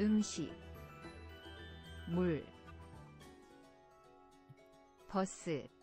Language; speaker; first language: Korean; non-native, learner; English